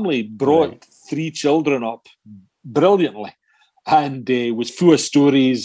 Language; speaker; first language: English; native; English